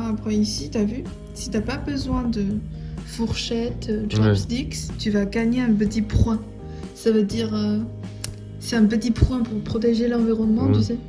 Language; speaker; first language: French; non-native, learner; Chinese